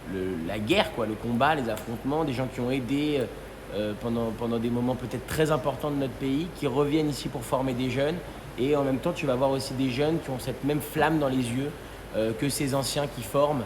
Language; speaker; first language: French; native; French